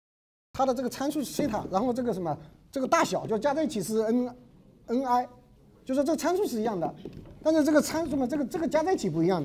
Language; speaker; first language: Chinese; native; Chinese